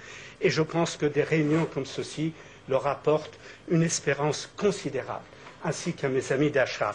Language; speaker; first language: French; native; French